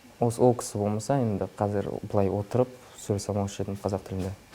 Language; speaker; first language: Kazakh; non-native, local second language; Russian